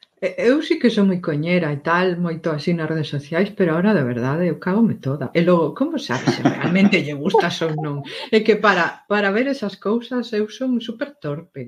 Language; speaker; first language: Galician; non-native, local second language; Spanish